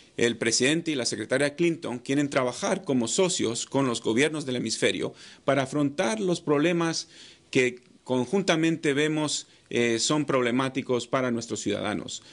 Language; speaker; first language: Spanish; non-native, fluent; English